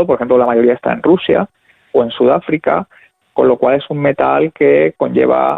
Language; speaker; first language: Spanish; native; Spanish